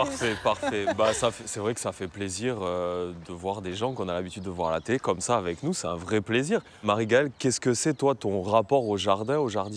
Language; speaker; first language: French; native; French